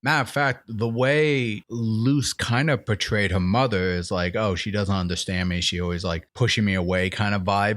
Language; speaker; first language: English; native; English